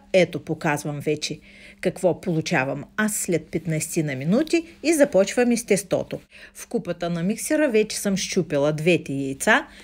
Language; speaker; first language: Bulgarian; non-native, fluent; Russian